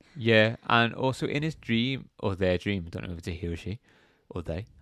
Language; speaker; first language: English; native; English